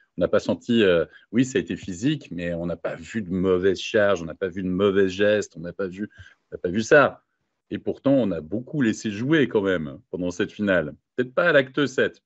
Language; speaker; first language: French; native; French